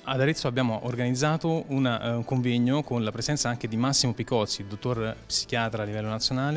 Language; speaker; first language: Italian; native; Italian